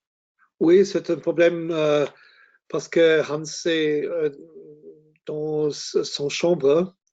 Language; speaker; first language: French; non-native, learner; German